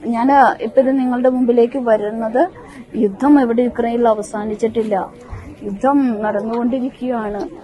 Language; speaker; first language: Malayalam; native; Malayalam